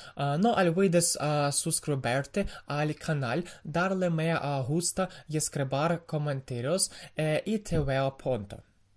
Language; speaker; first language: Spanish; non-native, learner; Ukrainian